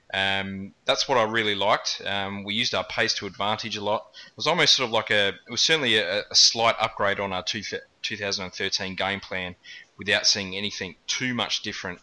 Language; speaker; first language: English; native; English